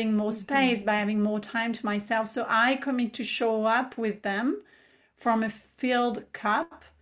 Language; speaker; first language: English; non-native, fluent; French